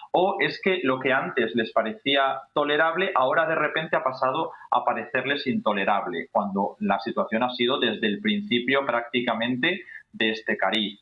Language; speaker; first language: Spanish; native; Spanish